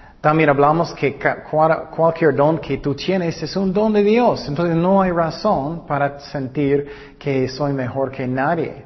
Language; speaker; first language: Spanish; non-native, learner; English